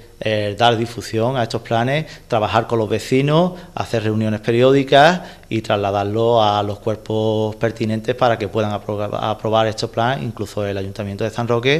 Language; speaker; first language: Spanish; native; Spanish